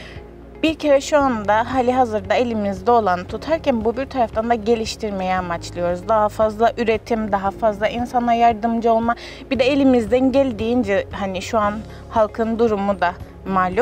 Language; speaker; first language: Turkish; native; Turkish